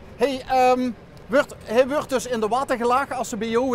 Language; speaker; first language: Dutch; native; Dutch